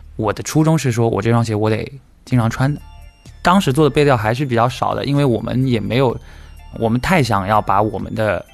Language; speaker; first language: Chinese; native; Chinese